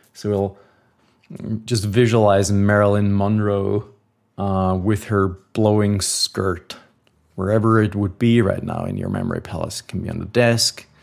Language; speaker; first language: English; non-native, fluent; German